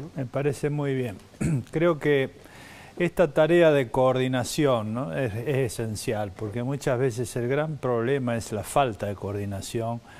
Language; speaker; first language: Spanish; native; Spanish